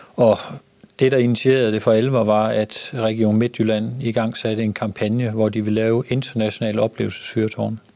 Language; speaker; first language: Danish; native; Danish